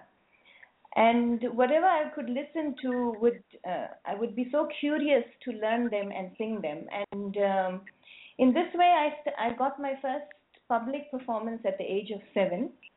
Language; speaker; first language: English; native; English